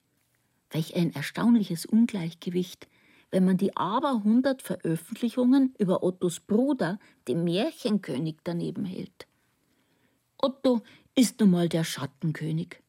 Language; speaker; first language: German; native; German